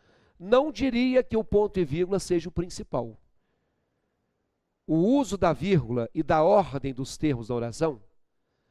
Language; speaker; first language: Portuguese; native; Portuguese